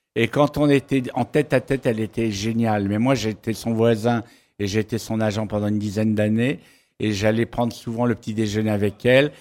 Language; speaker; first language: French; native; French